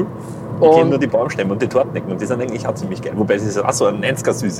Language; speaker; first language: German; native; German